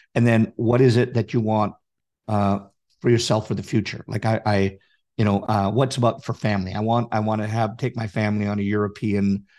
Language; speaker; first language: English; native; English